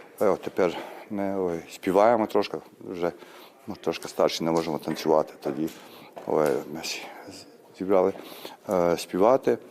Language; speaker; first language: Ukrainian; early bilingual, heritage; Ukrainian